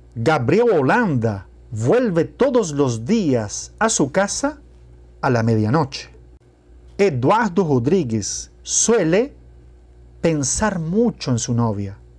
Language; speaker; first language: Spanish; non-native, fluent; Portuguese